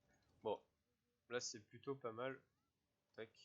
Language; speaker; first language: French; native; French